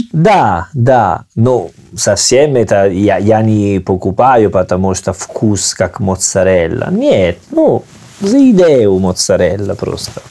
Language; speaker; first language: Russian; non-native, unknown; Italian